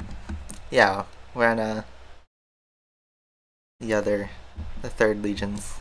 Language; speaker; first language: English; native; English